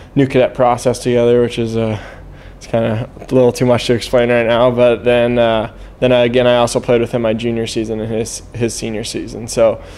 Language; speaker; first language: English; native; English